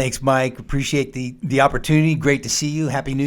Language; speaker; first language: English; native; English